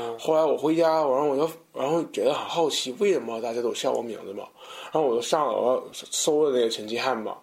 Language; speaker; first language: Chinese; non-native, fluent; English